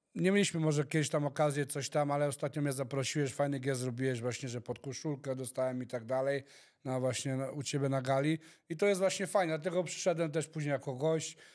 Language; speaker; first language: Polish; early bilingual, heritage; Polish